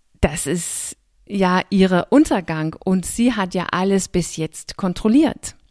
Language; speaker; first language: German; non-native, fluent; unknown